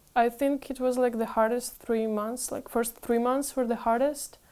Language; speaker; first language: English; non-native, fluent; Ukrainian